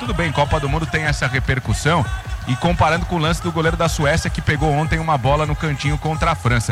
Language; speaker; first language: Portuguese; native; Portuguese